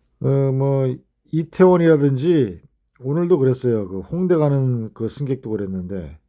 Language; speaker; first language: Korean; native; Korean